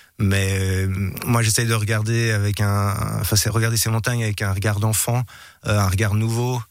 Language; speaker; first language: French; native; French